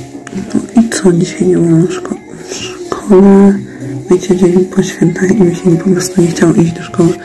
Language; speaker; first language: Polish; native; Polish